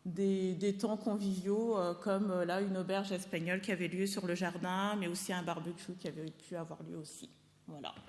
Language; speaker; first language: French; native; French